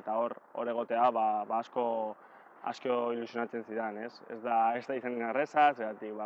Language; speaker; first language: Basque; non-native, local second language; Spanish